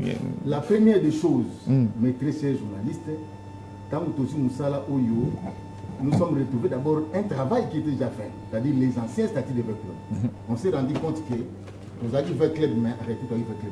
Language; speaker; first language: French; non-native, local second language; Lingala